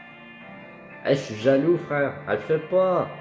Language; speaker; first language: French; native; French